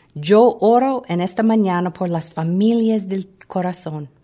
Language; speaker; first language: Spanish; non-native, fluent; English